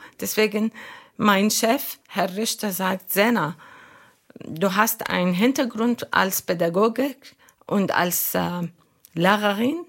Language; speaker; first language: German; non-native, learner; Arabic